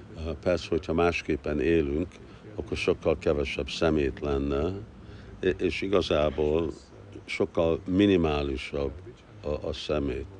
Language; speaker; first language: Hungarian; early bilingual, heritage; Hungarian